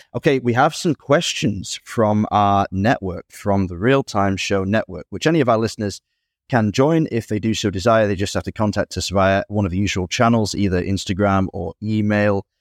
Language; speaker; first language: English; native; English